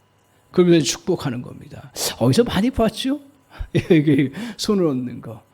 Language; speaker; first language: Korean; native; Korean